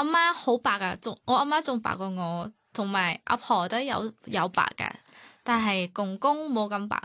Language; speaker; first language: Cantonese; non-native, fluent; Thai